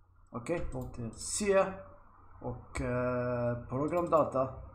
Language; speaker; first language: Swedish; non-native, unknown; Arabic